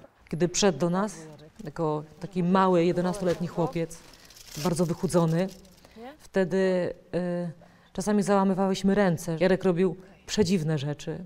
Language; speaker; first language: Polish; native; Polish